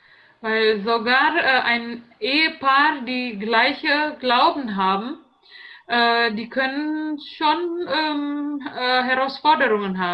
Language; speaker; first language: German; non-native, learner; Indonesian